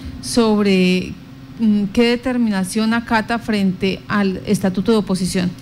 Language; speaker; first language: Spanish; native; Spanish